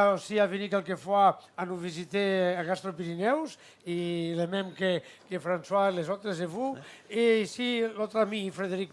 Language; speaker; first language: French; non-native, fluent; Catalan